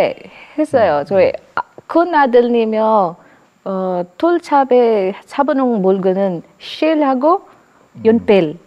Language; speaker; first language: Korean; non-native, learner; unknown